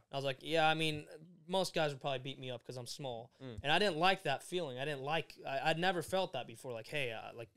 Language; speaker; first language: English; early bilingual, other home language; Swedish